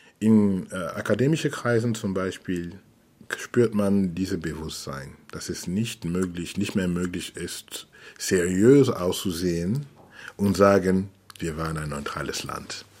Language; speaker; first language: German; non-native, fluent; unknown